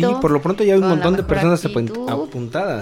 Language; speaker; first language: Spanish; native; Spanish